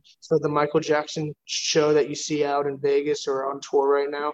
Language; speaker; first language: English; native; English